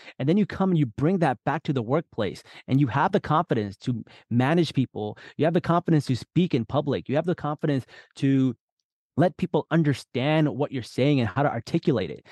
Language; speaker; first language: English; early bilingual, other home language; Urdu